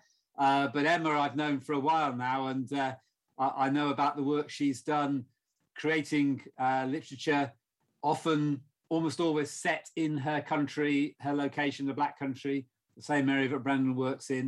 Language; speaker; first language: English; native; English